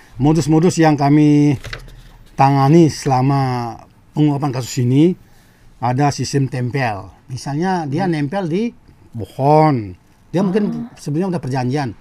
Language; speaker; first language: Indonesian; non-native, local second language; Balinese